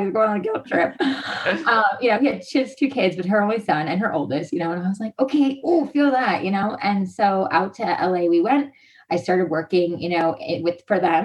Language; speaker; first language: English; native; English